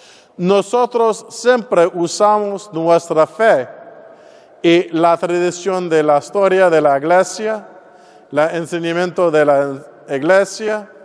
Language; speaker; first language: Spanish; non-native, fluent; English